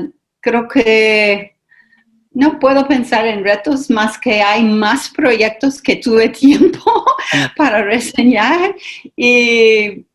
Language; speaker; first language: Spanish; non-native, fluent; English